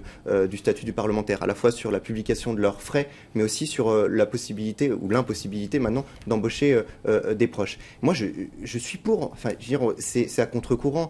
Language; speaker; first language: French; native; French